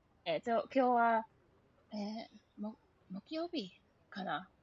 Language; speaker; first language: Japanese; non-native, learner; English